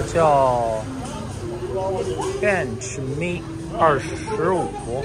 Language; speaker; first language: Chinese; native; Chinese